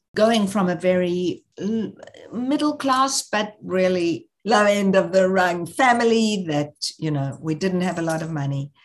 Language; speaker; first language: English; native; English